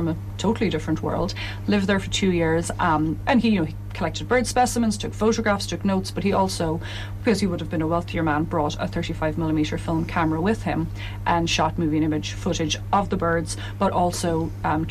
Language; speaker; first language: English; native; English